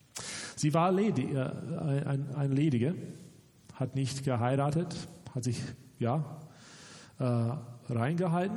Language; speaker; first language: German; non-native, fluent; English